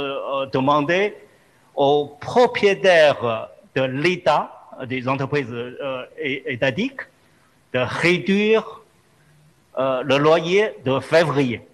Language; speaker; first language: French; non-native, fluent; Chinese